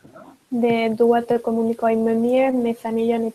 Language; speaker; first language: Albanian; non-native, learner; French